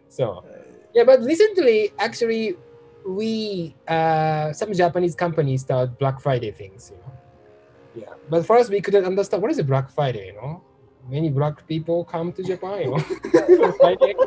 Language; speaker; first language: English; non-native, learner; Japanese